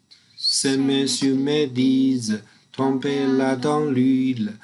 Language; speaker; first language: French; non-native, learner; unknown